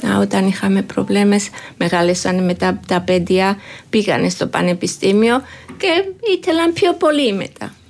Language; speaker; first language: Greek; non-native, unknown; Georgian